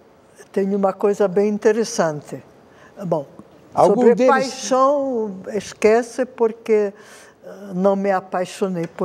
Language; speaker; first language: Portuguese; non-native, fluent; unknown